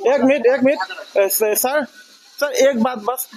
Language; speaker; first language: Hindi; non-native, local second language; Assamese